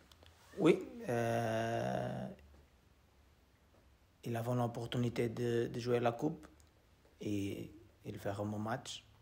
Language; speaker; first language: French; non-native, learner; Portuguese